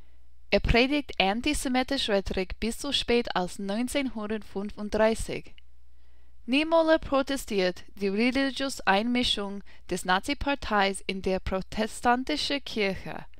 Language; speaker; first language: German; non-native, learner; English